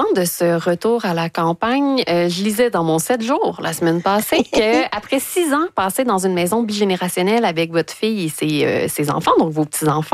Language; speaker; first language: French; native; French